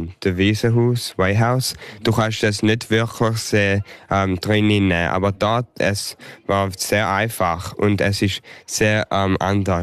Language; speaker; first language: German; early bilingual, heritage; English